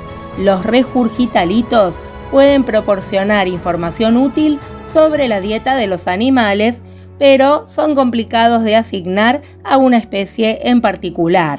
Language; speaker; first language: Spanish; native; Spanish